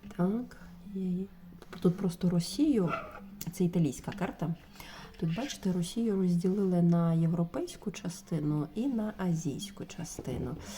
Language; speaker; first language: Ukrainian; non-native, local second language; Russian